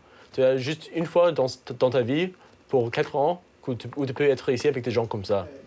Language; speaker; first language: French; non-native, learner; English